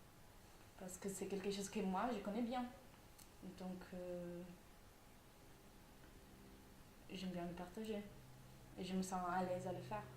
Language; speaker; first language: French; non-native, fluent; Italian